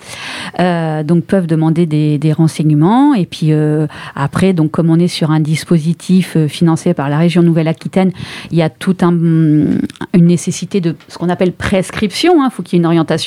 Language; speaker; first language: French; native; French